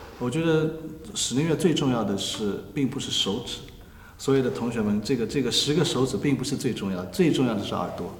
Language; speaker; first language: Chinese; native; Chinese